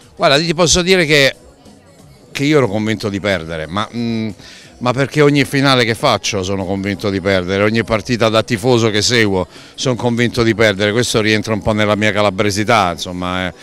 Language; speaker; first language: Italian; native; Italian